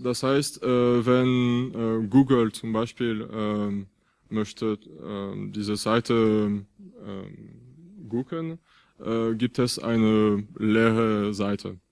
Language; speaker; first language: German; non-native, fluent; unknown